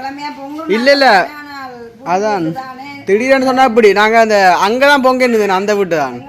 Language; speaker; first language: Tamil; native; Tamil